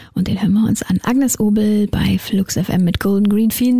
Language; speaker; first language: German; native; German